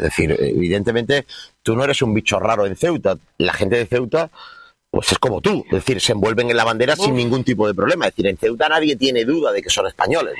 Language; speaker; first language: Spanish; native; Spanish